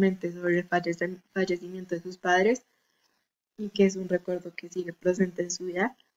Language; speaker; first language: Spanish; native; Spanish